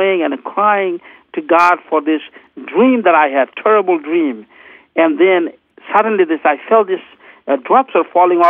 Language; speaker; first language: English; non-native, local second language; Bangla